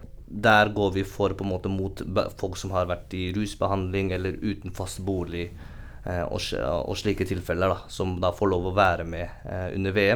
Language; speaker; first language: Norwegian; native; Norwegian